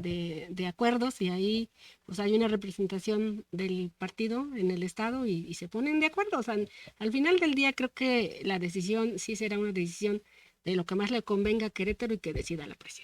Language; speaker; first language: Spanish; native; Spanish